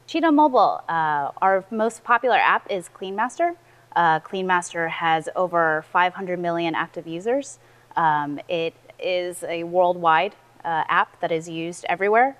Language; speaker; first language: English; early bilingual, other home language; Chinese